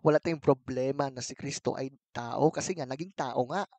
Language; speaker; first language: Filipino; native; Filipino